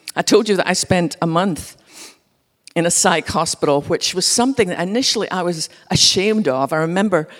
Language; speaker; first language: English; native; English